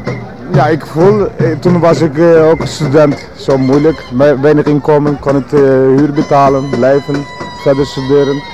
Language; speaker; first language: Dutch; non-native, learner; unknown